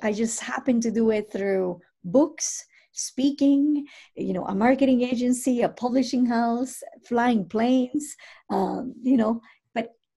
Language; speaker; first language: English; non-native, fluent; Spanish